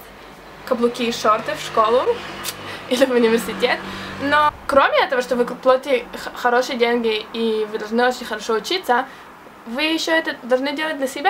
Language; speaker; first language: Russian; early bilingual, heritage; Russian